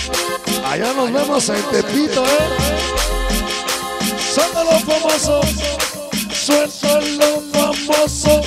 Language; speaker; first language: Spanish; native; Spanish